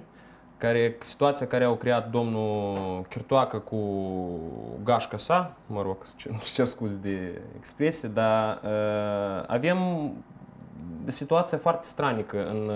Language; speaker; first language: Romanian; non-native, local second language; Russian